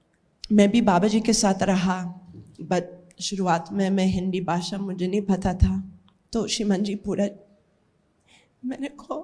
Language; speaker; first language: Hindi; non-native, learner; English